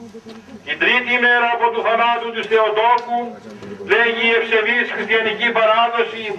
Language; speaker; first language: Greek; native; Greek